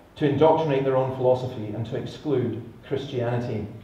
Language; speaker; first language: English; native; English